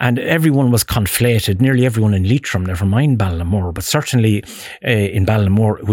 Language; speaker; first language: English; native; English